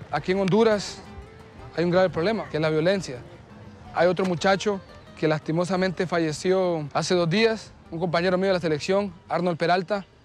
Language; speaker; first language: Spanish; native; Spanish